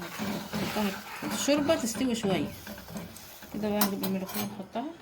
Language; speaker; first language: Arabic; native; Arabic